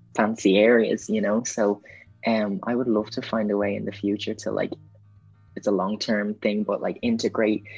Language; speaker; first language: English; native; English